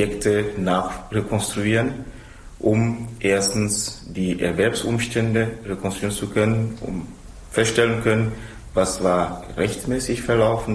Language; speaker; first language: German; non-native, fluent; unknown